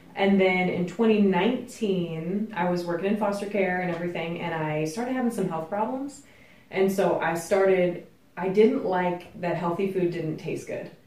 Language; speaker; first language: English; native; English